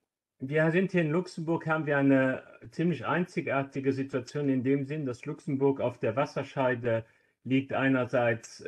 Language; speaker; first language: German; non-native, local second language; Luxembourgish